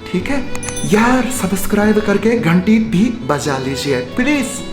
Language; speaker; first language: Hindi; non-native, fluent; Japanese